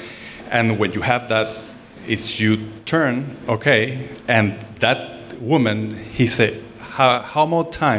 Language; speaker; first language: English; non-native, fluent; Spanish